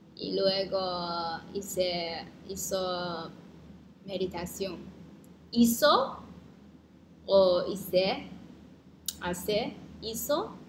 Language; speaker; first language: Spanish; non-native, learner; Chinese